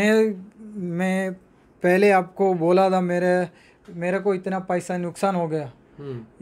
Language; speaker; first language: Hindi; non-native, local second language; Malayalam